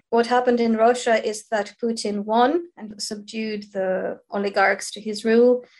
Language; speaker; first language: English; non-native, fluent; Ukrainian